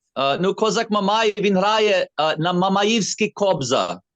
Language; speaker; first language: Ukrainian; early bilingual, heritage; Ukrainian